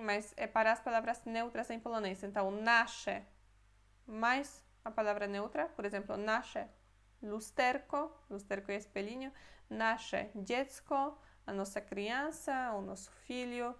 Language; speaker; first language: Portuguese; non-native, fluent; Polish